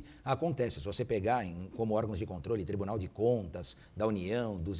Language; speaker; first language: Portuguese; native; Portuguese